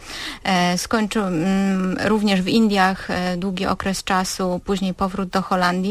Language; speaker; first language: Polish; native; Polish